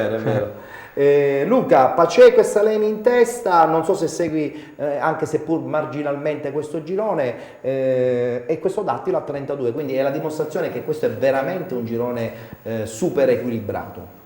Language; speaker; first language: Italian; native; Italian